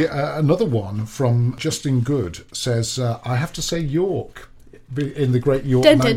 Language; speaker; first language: English; native; English